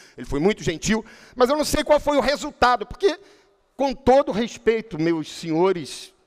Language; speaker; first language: Portuguese; native; Portuguese